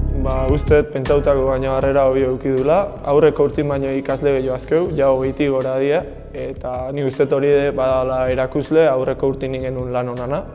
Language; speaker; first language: Basque; native; Basque